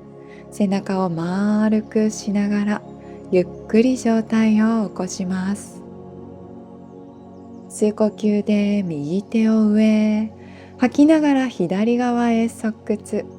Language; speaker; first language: Japanese; native; Japanese